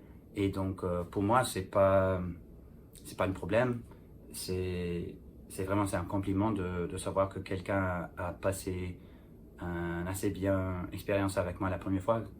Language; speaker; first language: French; non-native, fluent; English